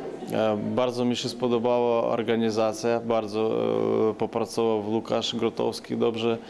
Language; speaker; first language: Polish; non-native, learner; Ukrainian